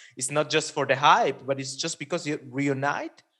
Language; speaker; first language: English; non-native, fluent; Italian